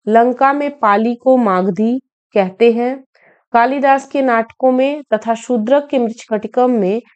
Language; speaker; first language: Hindi; native; Hindi